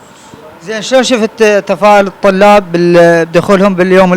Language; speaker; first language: Arabic; native; Arabic